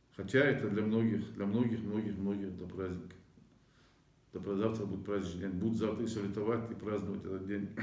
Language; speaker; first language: Russian; non-native, local second language; Ingush